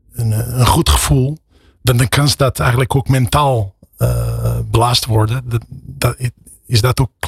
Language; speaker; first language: Dutch; non-native, fluent; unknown